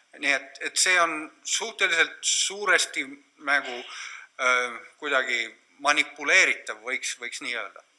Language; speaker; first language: Estonian; native; Estonian